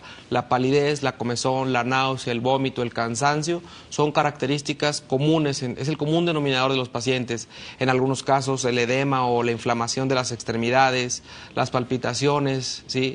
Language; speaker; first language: Spanish; native; Spanish